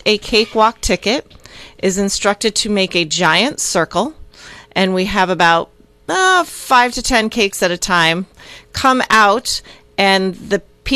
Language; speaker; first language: English; native; English